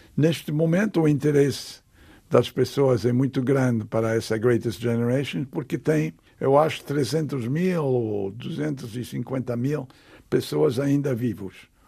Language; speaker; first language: Portuguese; non-native, fluent; English